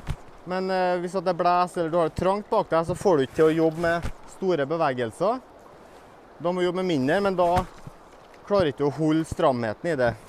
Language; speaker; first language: Norwegian; native; Norwegian